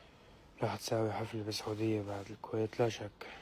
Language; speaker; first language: Arabic; native; Arabic